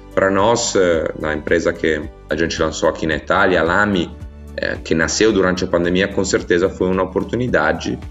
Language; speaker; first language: Portuguese; non-native, fluent; Italian